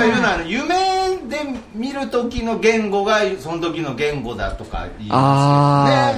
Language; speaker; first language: Japanese; native; Japanese